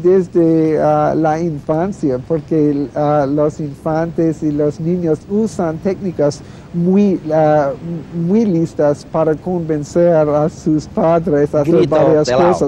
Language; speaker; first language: Spanish; non-native, fluent; English